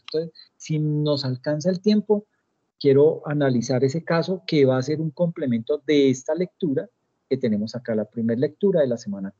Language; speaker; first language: Spanish; native; Spanish